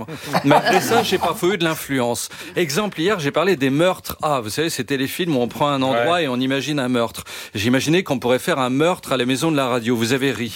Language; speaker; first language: French; native; French